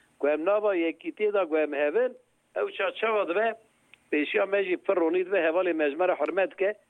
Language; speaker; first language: Kurdish; native; Kurdish